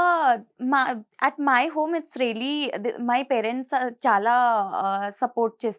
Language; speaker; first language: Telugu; non-native, learner; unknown